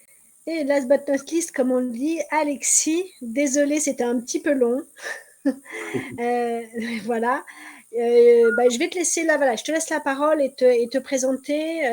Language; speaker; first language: French; native; French